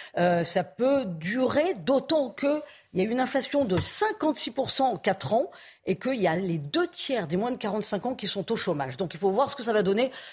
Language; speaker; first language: French; native; French